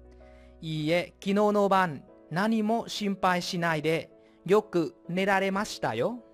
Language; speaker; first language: Japanese; non-native, fluent; Vietnamese